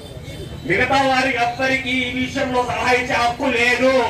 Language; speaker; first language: Telugu; native; Telugu